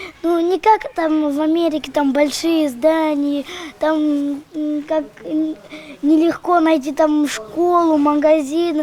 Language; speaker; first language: Russian; non-native, local second language; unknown